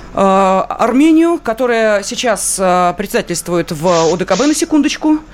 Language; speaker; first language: Russian; native; Russian